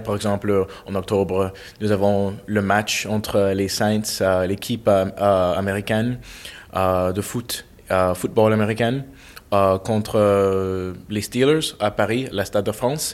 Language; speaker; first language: French; non-native, fluent; English